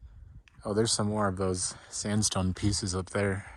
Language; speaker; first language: English; native; English